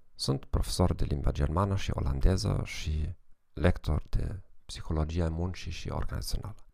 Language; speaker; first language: Romanian; non-native, fluent; German